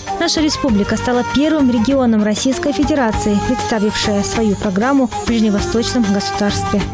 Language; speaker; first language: Russian; native; Russian